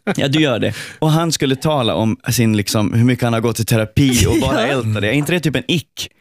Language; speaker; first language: Swedish; native; Swedish